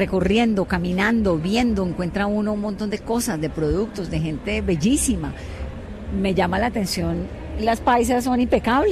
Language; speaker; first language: Spanish; native; Spanish